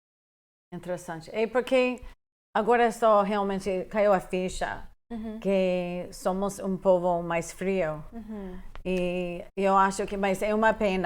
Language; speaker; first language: Portuguese; non-native, fluent; English